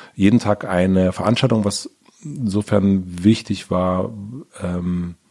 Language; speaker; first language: German; native; German